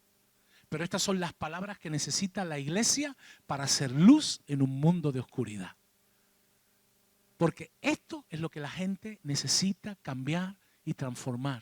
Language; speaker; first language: Spanish; native; Spanish